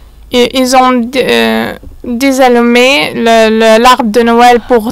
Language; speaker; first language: French; non-native, fluent; Arabic